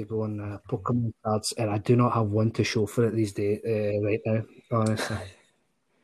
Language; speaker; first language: English; native; English